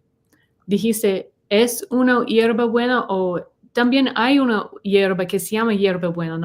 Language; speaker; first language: Spanish; non-native, fluent; English